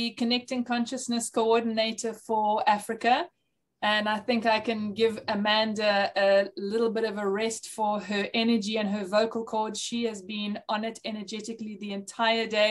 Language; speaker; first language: English; native; English